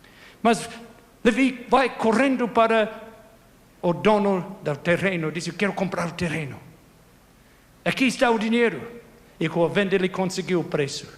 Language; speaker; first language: Portuguese; non-native, fluent; English